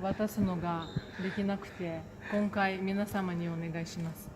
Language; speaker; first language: Japanese; non-native, fluent; Russian